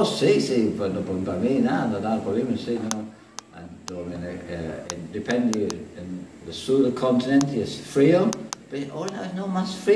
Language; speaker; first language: Spanish; non-native, learner; English